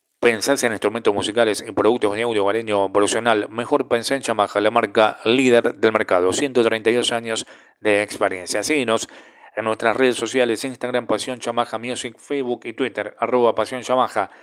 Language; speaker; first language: Spanish; native; Spanish